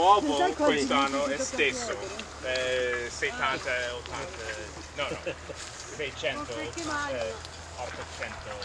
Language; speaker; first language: Italian; non-native, learner; English